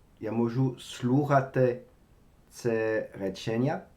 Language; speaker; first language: Ukrainian; non-native, learner; French